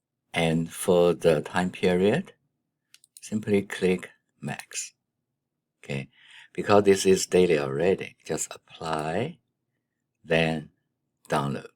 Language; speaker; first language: English; non-native, fluent; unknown